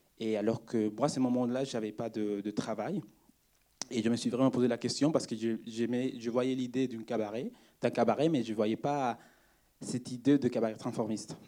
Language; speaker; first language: French; non-native, fluent; Spanish